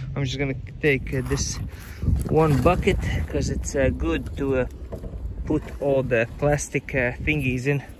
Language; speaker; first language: English; non-native, fluent; Latvian